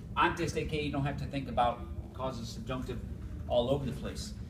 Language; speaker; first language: English; native; English